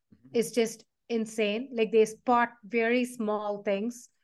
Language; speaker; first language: English; non-native, local second language; Tamil